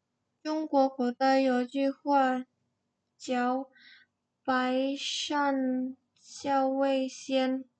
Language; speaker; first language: Chinese; non-native, learner; Indonesian